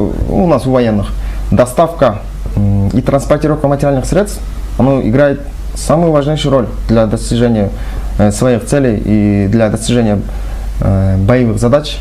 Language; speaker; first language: Russian; non-native, local second language; Kyrgyz